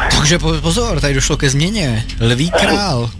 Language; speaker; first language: Czech; native; Czech